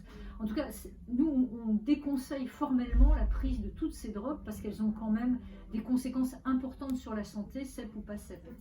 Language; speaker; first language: French; native; French